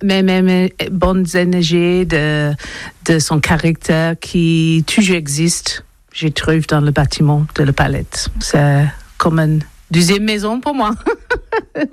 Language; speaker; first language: French; non-native, learner; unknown